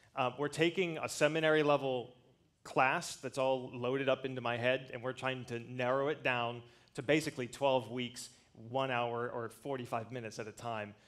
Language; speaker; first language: English; native; English